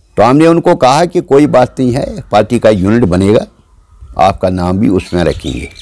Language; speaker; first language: Hindi; non-native, local second language; Kashmiri